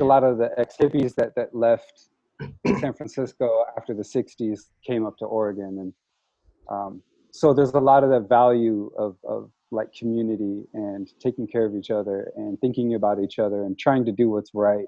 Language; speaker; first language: English; native; English